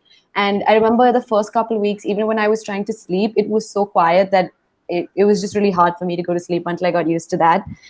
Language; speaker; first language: English; non-native, local second language; Hindi